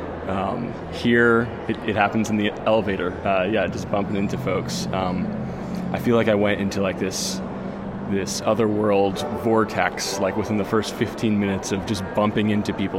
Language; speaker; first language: English; native; English